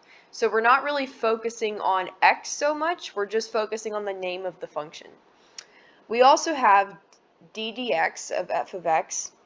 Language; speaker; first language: English; native; English